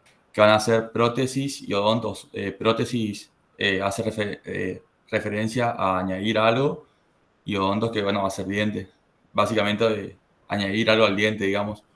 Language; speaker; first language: Spanish; native; Spanish